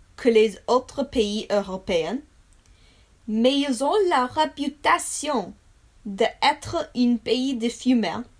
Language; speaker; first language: French; non-native, learner; English